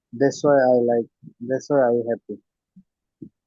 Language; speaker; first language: English; non-native, learner; Bangla